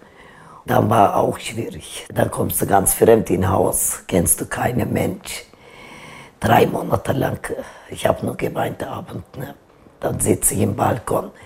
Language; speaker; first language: German; non-native, learner; Turkish